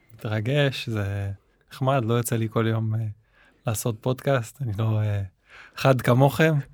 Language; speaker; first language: Hebrew; native; Hebrew